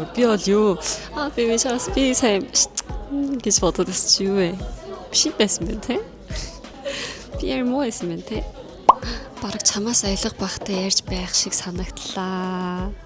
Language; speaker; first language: Mongolian; early bilingual, heritage; Korean